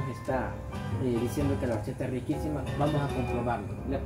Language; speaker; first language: Spanish; native; Spanish